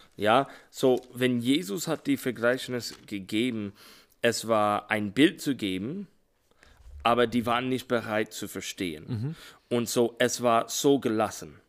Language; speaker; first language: German; non-native, learner; English